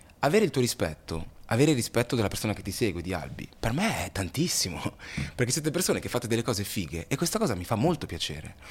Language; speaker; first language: Italian; early bilingual, other home language; Lingala